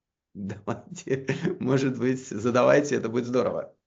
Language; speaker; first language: Russian; native; Russian